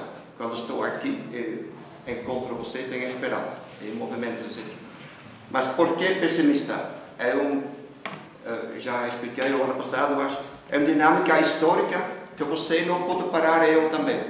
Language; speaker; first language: Portuguese; non-native, fluent; Dutch